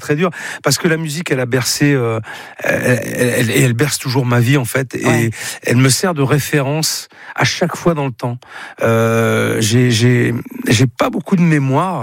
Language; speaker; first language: French; native; French